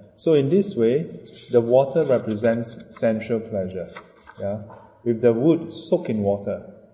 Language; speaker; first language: English; non-native, local second language; Chinese